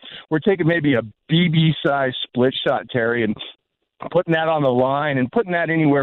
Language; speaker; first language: English; native; English